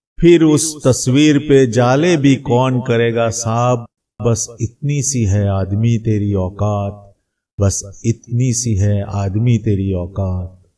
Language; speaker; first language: Hindi; non-native, local second language; Gujarati